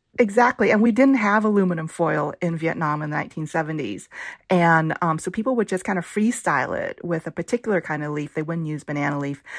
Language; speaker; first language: English; early bilingual, other home language; Vietnamese